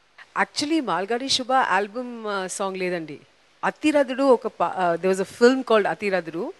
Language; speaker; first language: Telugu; non-native, local second language; Tamil